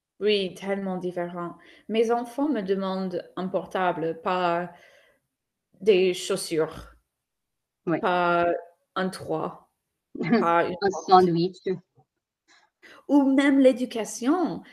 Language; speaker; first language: French; non-native, fluent; English